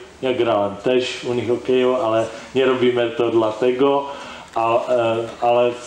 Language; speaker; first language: Polish; non-native, learner; Czech